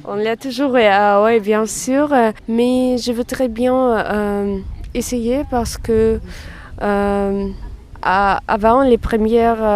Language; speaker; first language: French; non-native, fluent; Russian